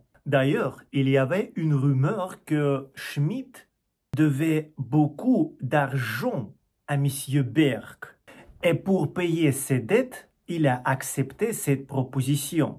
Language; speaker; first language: French; non-native, learner; Russian